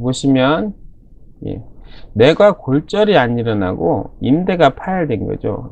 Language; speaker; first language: Korean; native; Korean